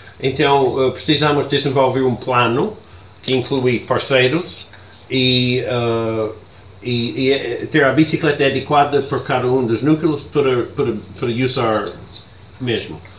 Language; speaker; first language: Portuguese; non-native, learner; English